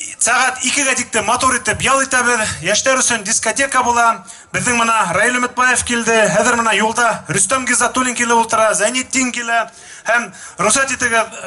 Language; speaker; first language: Tatar; non-native, local second language; Bashkir